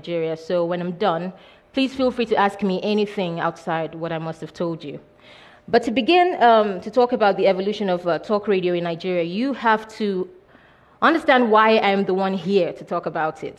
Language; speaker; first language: English; non-native, local second language; Igbo